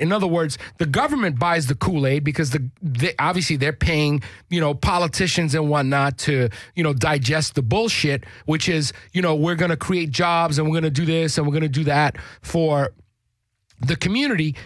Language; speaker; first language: English; early bilingual, other home language; Spanish